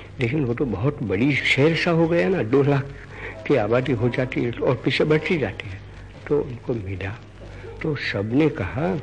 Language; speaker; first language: Hindi; non-native, local second language; Gujarati